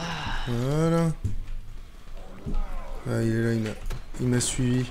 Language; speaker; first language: French; native; French